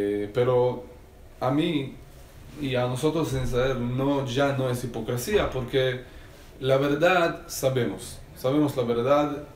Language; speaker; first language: Spanish; non-native, learner; Hebrew